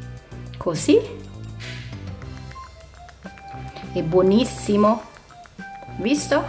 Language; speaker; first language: Italian; non-native, learner; Thai